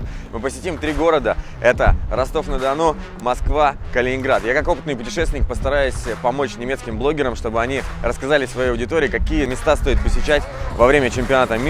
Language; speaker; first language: Russian; native; Russian